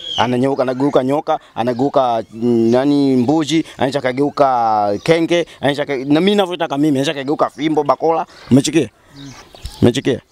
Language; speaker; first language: Swahili; non-native, local second language; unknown